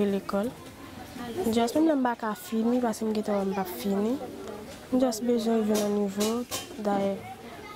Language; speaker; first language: French; non-native, learner; Haitian Creole